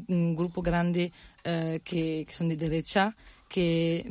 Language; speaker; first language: Spanish; non-native, learner; French